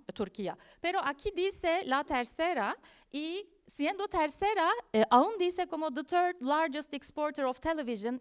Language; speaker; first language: Spanish; non-native, fluent; Turkish